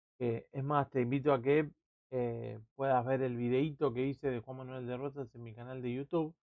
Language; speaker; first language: Spanish; native; Spanish